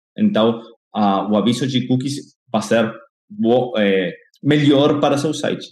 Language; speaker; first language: Portuguese; non-native, fluent; Spanish